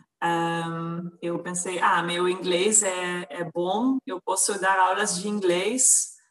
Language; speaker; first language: Portuguese; non-native, fluent; Dutch